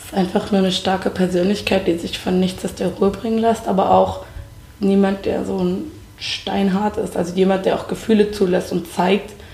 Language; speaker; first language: German; native; German